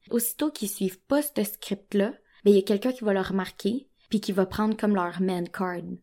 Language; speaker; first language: French; native; French